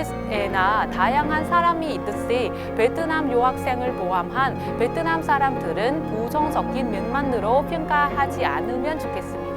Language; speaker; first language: Korean; non-native, fluent; Vietnamese